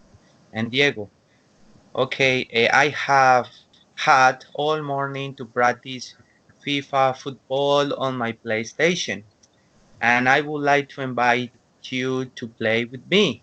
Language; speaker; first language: English; non-native, learner; Spanish